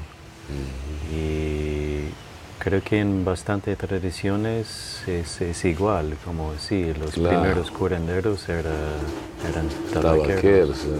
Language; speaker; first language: Spanish; non-native, fluent; English